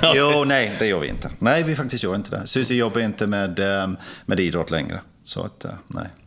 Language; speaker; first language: Swedish; non-native, fluent; English